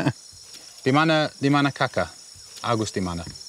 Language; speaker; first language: Indonesian; non-native, learner; English